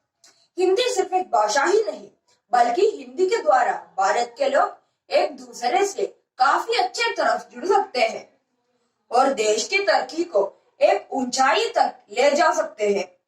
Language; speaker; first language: Hindi; non-native, local second language; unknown